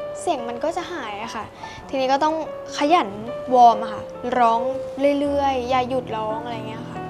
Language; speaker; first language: Thai; native; Thai